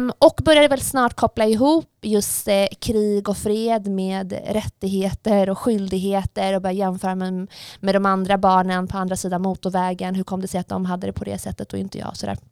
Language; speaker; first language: Swedish; early bilingual, other home language; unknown